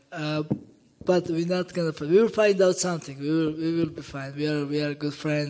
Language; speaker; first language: English; non-native, learner; Georgian